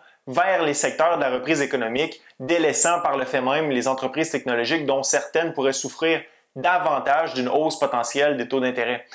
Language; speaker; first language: French; native; French